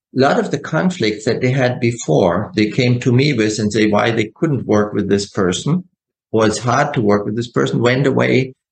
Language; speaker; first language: English; non-native, fluent; German